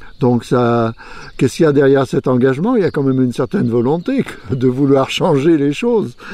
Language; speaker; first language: French; native; French